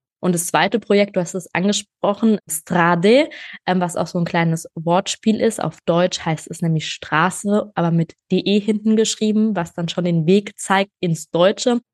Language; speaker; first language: German; native; German